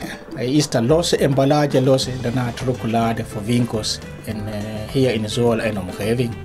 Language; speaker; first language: Dutch; non-native, learner; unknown